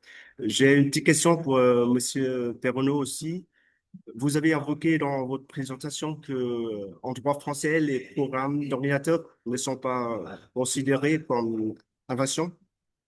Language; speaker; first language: French; non-native, fluent; Vietnamese